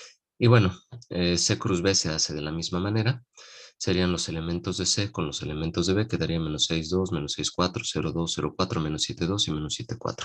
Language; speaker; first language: Spanish; native; Spanish